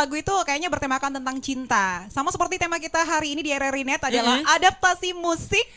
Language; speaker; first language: Indonesian; native; Indonesian